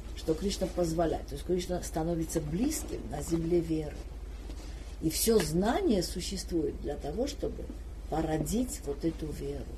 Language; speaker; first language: Russian; non-native, local second language; Armenian